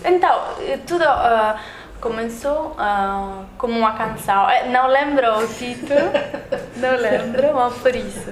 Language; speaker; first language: Portuguese; non-native, learner; Italian